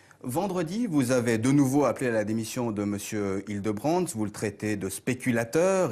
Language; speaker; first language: French; native; French